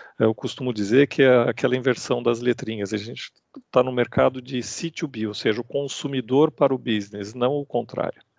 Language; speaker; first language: Portuguese; native; Portuguese